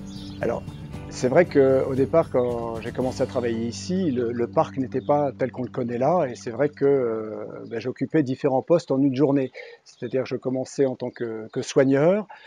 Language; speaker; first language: French; native; French